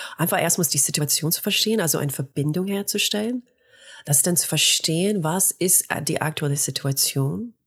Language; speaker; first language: German; non-native, fluent; English